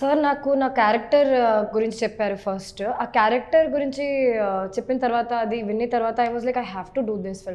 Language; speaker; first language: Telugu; non-native, local second language; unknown